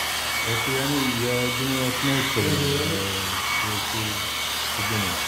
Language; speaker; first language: Russian; non-native, learner; Bulgarian